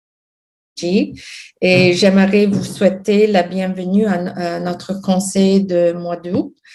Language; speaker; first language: French; non-native, local second language; English